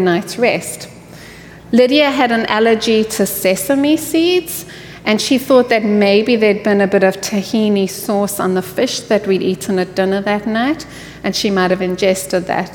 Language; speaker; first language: English; native; English